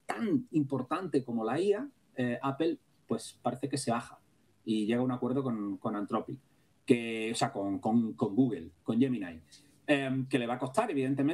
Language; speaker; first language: Spanish; native; Spanish